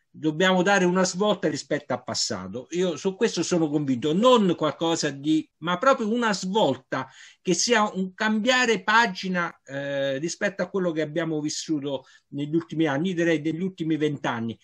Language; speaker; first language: Italian; native; Italian